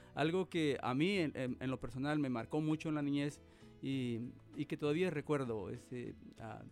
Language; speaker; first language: Spanish; native; Spanish